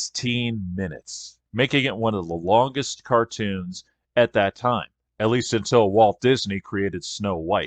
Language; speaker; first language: English; native; English